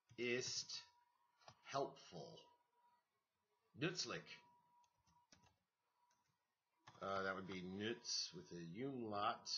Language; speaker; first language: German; non-native, learner; English